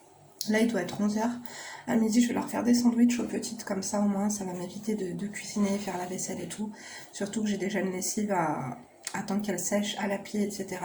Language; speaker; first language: French; native; French